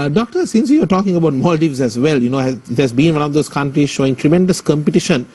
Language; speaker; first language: English; non-native, local second language; Sinhala